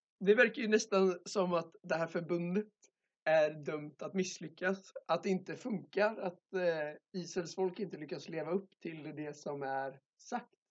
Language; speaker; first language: Swedish; native; Swedish